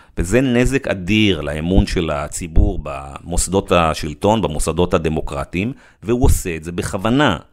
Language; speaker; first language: Hebrew; native; Hebrew